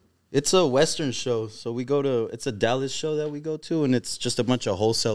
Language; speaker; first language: English; early bilingual, other home language; Spanish